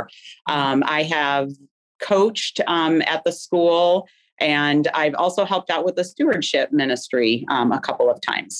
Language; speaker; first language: English; native; English